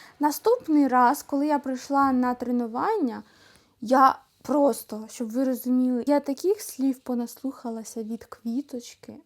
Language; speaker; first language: Ukrainian; non-native, local second language; Russian